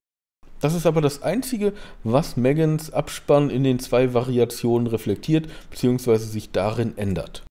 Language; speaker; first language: German; native; German